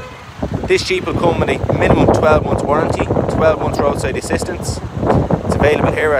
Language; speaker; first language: English; native; English